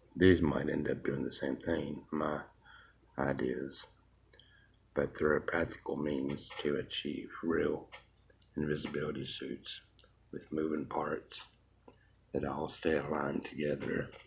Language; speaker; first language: English; native; English